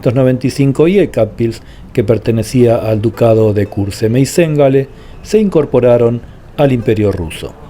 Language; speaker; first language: Spanish; native; Spanish